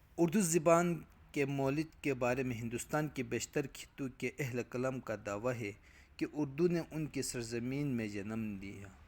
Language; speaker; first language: Urdu; non-native, local second language; Punjabi